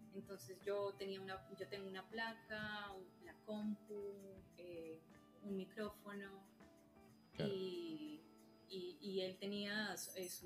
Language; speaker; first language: Spanish; native; Spanish